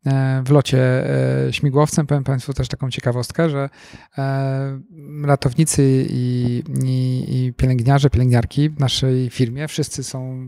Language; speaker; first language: Polish; native; Polish